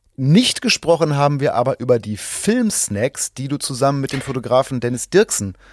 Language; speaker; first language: German; native; German